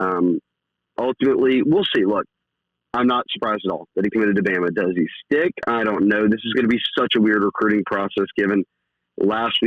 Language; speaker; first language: English; native; English